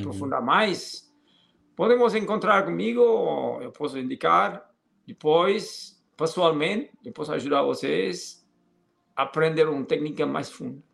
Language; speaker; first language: Portuguese; non-native, fluent; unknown